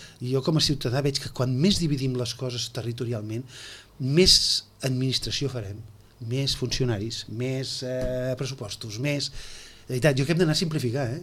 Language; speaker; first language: Catalan; native; Catalan